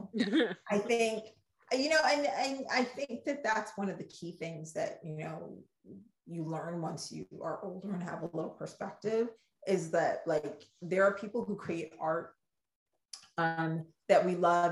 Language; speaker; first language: English; native; English